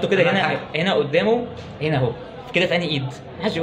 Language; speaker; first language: Arabic; native; Arabic